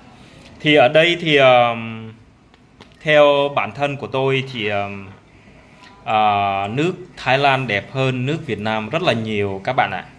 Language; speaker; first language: Vietnamese; non-native, local second language; Jarai